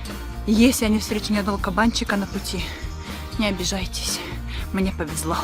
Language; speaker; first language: Russian; native; Russian